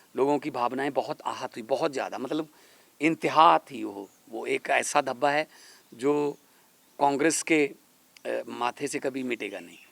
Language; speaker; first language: Hindi; non-native, local second language; Punjabi